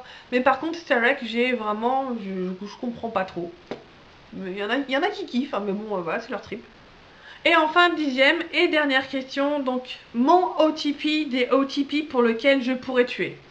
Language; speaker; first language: French; native; French